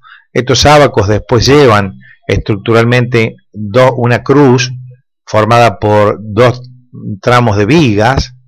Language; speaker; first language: Spanish; native; Spanish